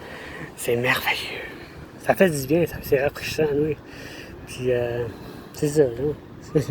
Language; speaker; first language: French; native; French